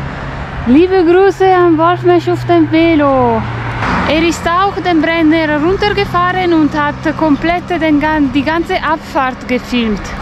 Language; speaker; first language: German; non-native, fluent; Italian